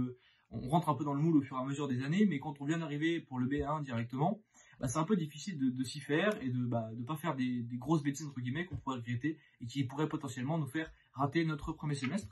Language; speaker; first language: French; native; French